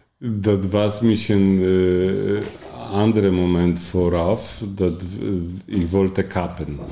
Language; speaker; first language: Dutch; non-native, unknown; Polish